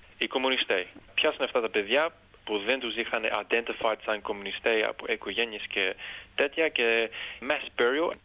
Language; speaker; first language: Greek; early bilingual, heritage; Greek